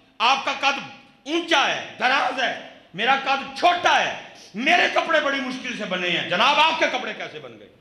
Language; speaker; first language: Urdu; non-native, local second language; Punjabi